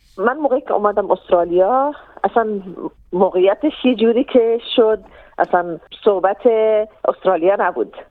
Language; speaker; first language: Persian; non-native, fluent; Arabic